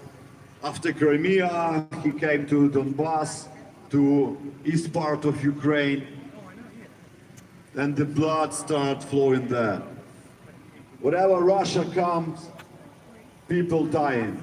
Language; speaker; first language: English; non-native, learner; Ukrainian